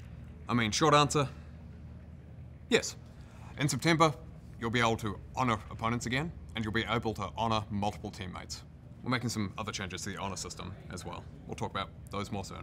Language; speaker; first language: English; native; English